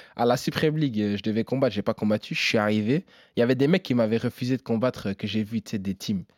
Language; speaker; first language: French; native; French